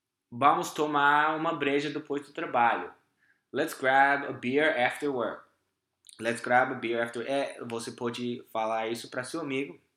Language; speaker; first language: Portuguese; non-native, fluent; English